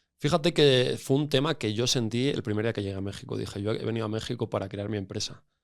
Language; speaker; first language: Spanish; native; Spanish